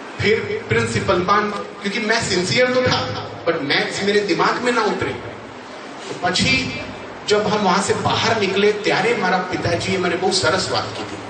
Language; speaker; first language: Hindi; native; Hindi